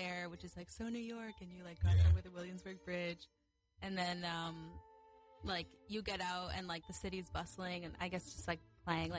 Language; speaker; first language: English; native; English